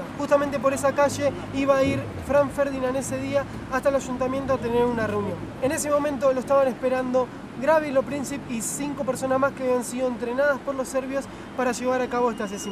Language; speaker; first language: Spanish; native; Spanish